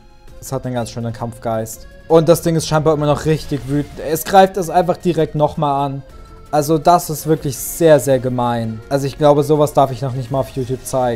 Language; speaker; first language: German; native; German